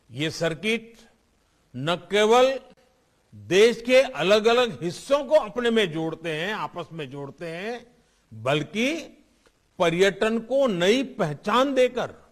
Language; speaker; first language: Hindi; non-native, local second language; Gujarati